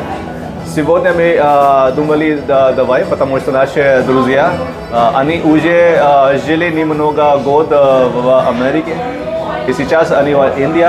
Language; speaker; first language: Russian; non-native, learner; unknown